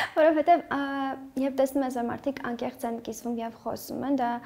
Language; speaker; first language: Armenian; early bilingual, heritage; Armenian